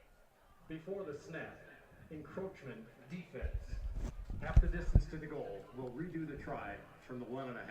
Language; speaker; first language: English; native; English